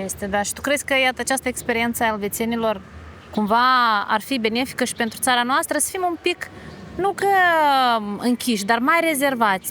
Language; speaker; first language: Romanian; native; Romanian